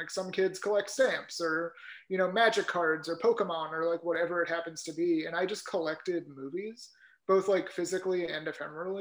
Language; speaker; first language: English; native; English